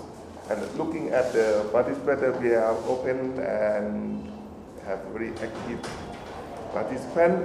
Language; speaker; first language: English; non-native, fluent; Thai